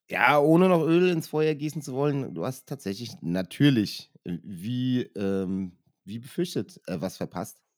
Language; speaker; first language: German; native; German